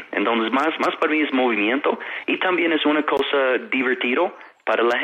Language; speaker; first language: Spanish; non-native, fluent; English